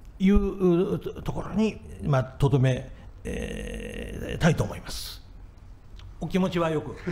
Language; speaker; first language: Japanese; native; Japanese